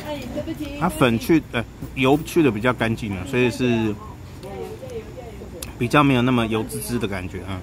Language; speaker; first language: Chinese; native; Chinese